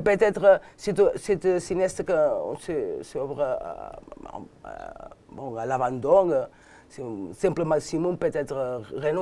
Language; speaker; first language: French; non-native, learner; Catalan